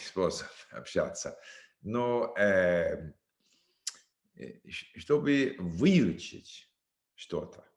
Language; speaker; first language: Russian; non-native, learner; English